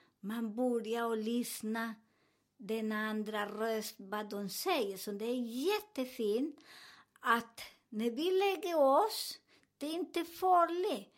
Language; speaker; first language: Swedish; non-native, learner; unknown